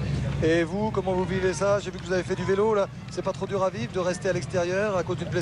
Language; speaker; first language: French; native; French